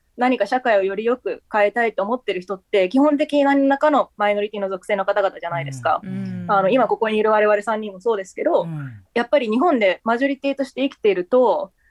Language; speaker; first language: Japanese; early bilingual, heritage; Japanese